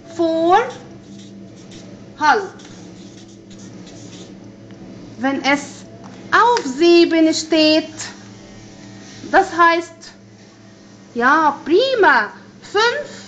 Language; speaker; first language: German; non-native, fluent; Arabic